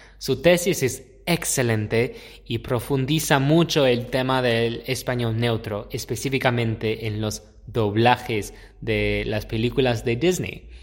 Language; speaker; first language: Spanish; non-native, fluent; English